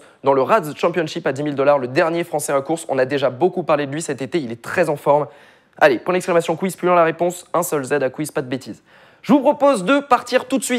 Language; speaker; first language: French; native; French